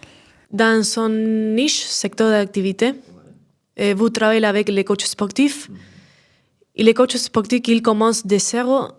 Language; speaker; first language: French; non-native, learner; Spanish